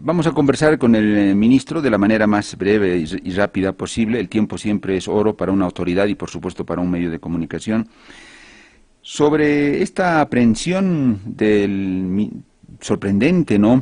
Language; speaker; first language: Spanish; native; Spanish